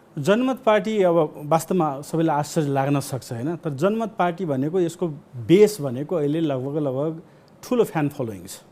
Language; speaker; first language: Nepali; non-native, local second language; Maithili